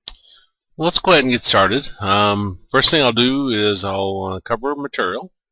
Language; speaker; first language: English; native; English